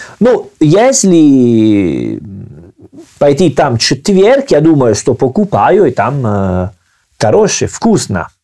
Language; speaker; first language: Russian; non-native, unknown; Italian